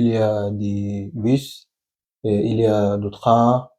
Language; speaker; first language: French; non-native, learner; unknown